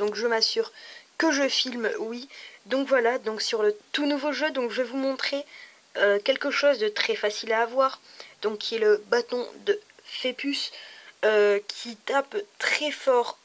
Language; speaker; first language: French; native; French